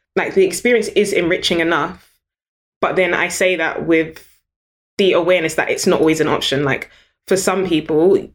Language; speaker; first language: English; native; English